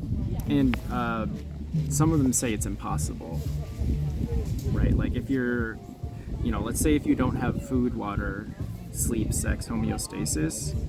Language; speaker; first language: English; native; English